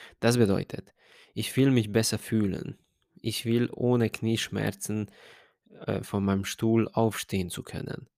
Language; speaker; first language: German; non-native, fluent; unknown